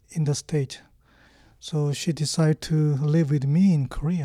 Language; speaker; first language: English; non-native, fluent; Korean